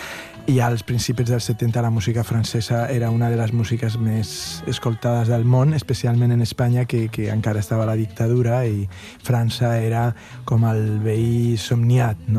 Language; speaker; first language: Catalan; non-native, local second language; Spanish